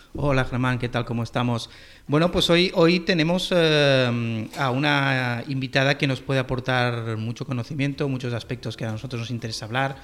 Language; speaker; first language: Spanish; native; Spanish